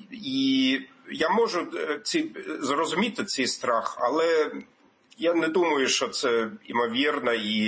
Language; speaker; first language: Ukrainian; non-native, fluent; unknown